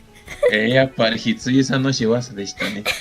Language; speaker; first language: Japanese; non-native, fluent; Spanish